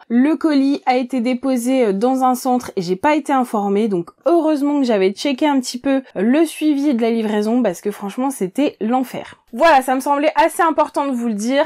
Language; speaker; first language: French; native; French